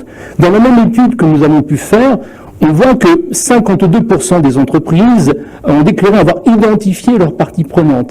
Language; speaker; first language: French; native; French